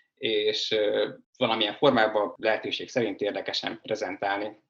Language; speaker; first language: Hungarian; native; Hungarian